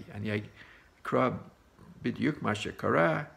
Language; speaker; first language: Hebrew; non-native, fluent; English